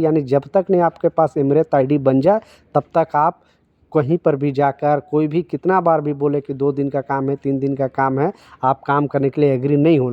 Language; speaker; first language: Hindi; native; Hindi